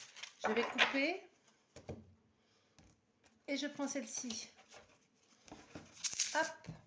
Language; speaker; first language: French; native; French